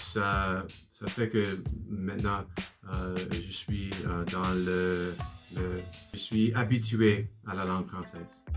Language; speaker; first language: French; non-native, learner; English